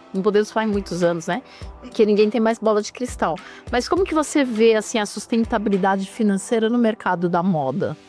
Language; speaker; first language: Portuguese; native; Portuguese